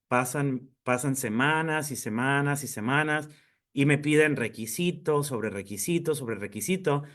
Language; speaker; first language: Spanish; native; Spanish